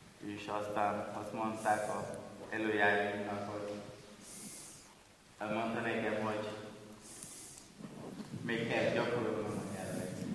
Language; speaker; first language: Hungarian; non-native, learner; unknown